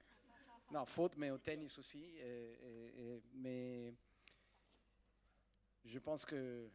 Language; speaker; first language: French; non-native, fluent; Spanish